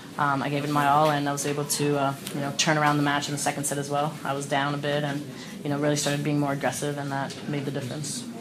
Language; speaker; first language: English; early bilingual, other home language; French